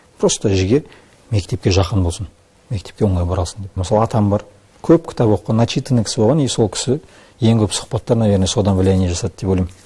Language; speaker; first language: Kazakh; non-native, local second language; Russian